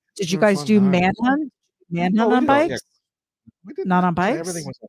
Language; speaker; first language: English; native; English